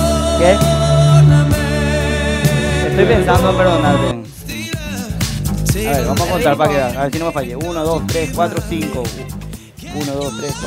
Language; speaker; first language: Spanish; native; Spanish